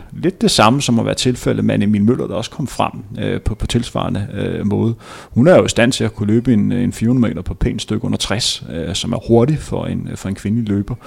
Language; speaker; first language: Danish; native; Danish